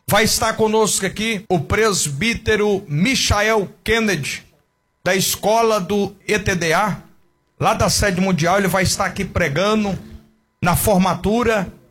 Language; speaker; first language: Portuguese; native; Portuguese